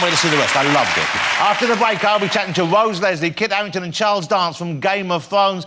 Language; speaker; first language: English; native; English